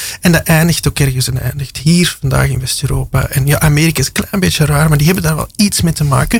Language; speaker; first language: Dutch; native; Dutch